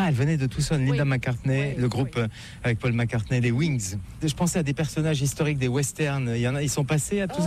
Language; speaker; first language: French; native; French